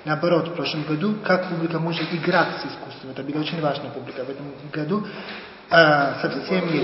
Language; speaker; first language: Russian; non-native, fluent; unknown